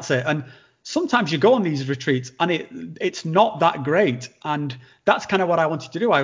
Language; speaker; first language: English; native; English